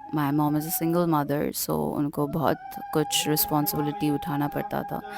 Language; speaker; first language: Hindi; non-native, local second language; Bangla